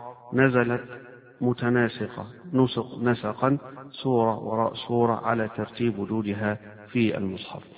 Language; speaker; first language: Arabic; native; Arabic